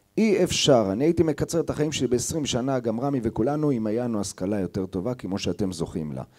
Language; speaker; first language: Hebrew; native; Hebrew